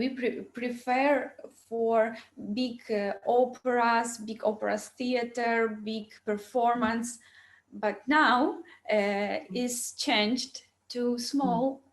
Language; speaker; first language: English; non-native, learner; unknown